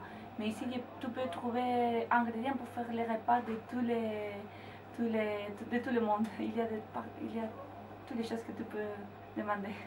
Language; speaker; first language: French; non-native, fluent; Spanish